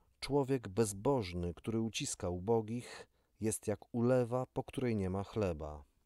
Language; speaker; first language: Polish; native; Polish